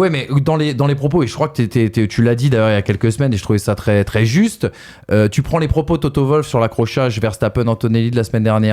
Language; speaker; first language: French; native; French